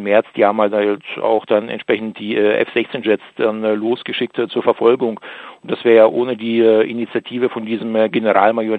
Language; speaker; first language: German; native; German